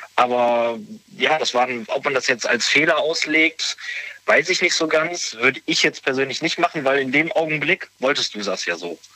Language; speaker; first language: German; native; German